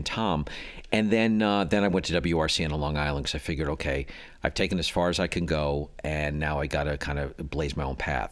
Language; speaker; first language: English; native; English